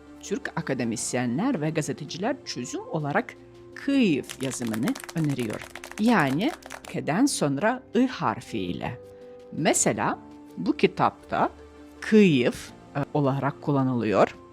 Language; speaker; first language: Turkish; non-native, fluent; Ukrainian